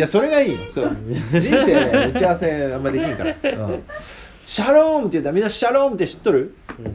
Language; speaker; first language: Japanese; native; Japanese